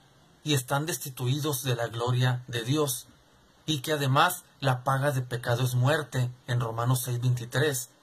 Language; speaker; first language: Spanish; native; Spanish